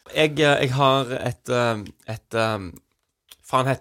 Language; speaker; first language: Norwegian; native; Norwegian